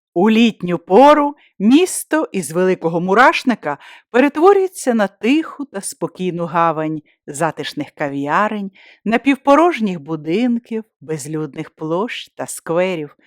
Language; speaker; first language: Ukrainian; native; Ukrainian